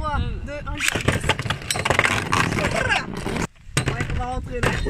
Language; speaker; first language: French; native; French